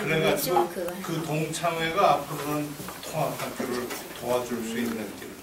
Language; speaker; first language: Korean; native; Korean